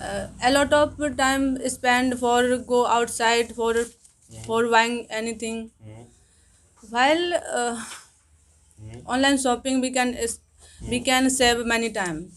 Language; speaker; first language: English; non-native, learner; Hindi